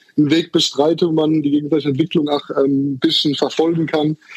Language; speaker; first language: German; native; German